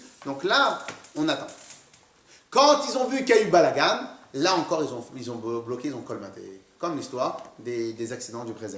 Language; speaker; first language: French; native; French